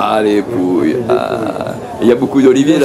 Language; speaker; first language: French; native; French